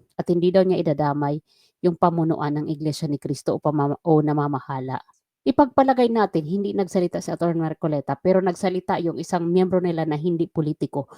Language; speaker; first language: Filipino; non-native, local second language; Waray